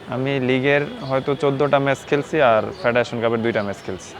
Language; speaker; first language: Bangla; native; Bangla